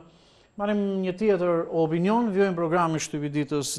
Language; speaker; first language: Albanian; native; Albanian